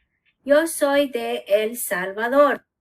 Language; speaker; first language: Spanish; non-native, learner; English